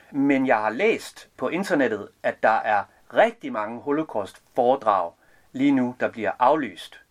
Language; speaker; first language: Danish; early bilingual, other home language; Serbian